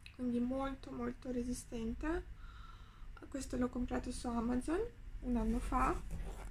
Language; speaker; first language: Italian; non-native, fluent; Ukrainian